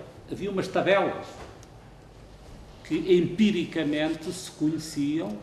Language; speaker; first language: Portuguese; native; Portuguese